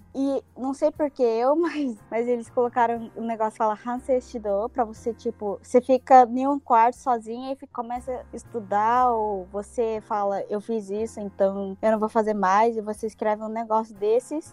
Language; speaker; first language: Portuguese; early bilingual, heritage; Japanese